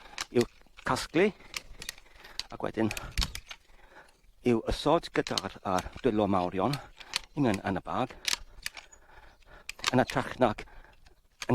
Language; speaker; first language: Welsh; non-native, fluent; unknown